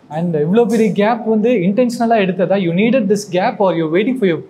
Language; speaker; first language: Tamil; native; Tamil